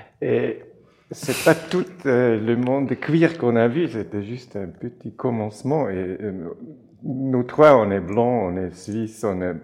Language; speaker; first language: French; non-native, local second language; German